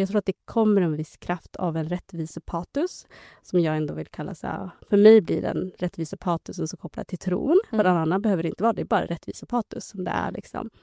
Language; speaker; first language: Swedish; early bilingual, other home language; Somali